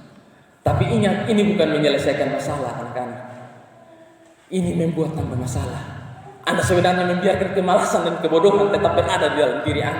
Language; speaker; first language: Indonesian; non-native, local second language; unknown